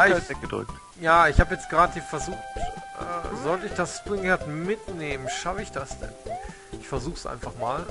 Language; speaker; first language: German; native; German